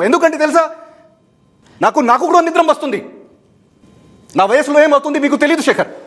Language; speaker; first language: Telugu; non-native, fluent; Hindi